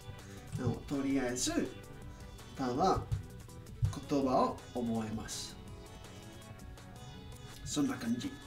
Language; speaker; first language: Japanese; non-native, learner; English